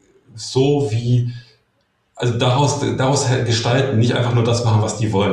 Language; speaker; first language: German; native; German